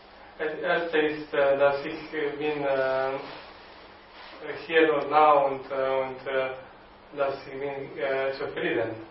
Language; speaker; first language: German; non-native, learner; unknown